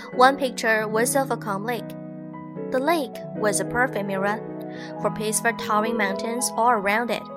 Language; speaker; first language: English; non-native, fluent; Chinese